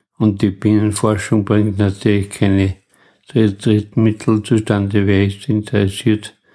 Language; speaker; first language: German; native; German